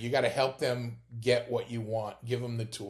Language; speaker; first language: English; native; English